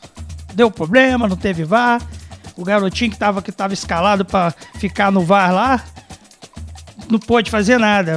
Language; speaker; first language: Portuguese; native; Portuguese